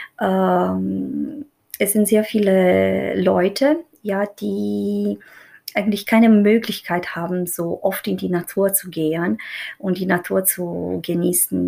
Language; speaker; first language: German; non-native, fluent; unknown